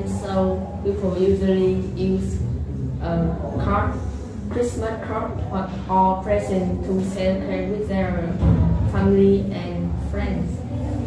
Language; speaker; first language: English; non-native, learner; Vietnamese